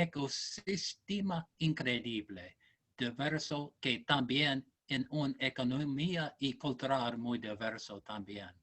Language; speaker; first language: Spanish; non-native, learner; English